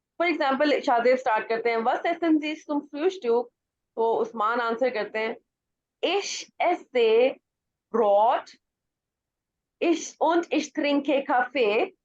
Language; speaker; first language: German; non-native, fluent; Urdu